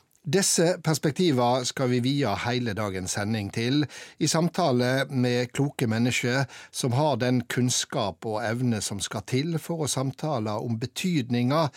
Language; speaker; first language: Norwegian; native; Norwegian